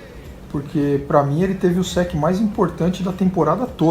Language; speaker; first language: Portuguese; native; Portuguese